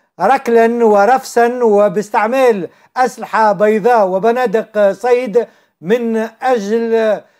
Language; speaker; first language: Arabic; native; Arabic